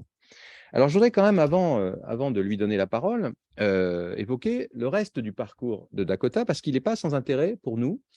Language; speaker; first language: French; native; French